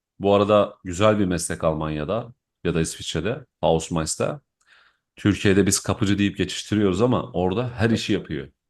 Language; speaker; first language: Turkish; native; Turkish